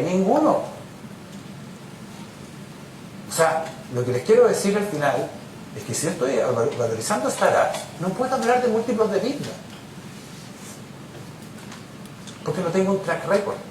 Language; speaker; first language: Spanish; native; Spanish